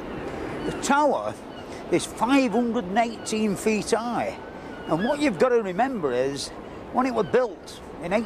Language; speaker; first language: English; native; English